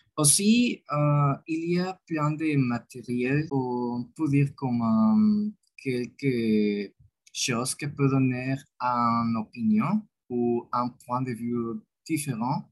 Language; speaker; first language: French; non-native, learner; Spanish